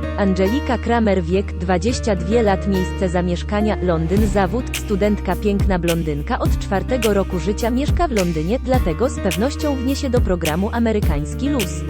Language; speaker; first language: Polish; native; Polish